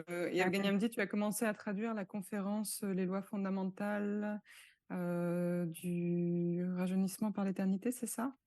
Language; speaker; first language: French; native; French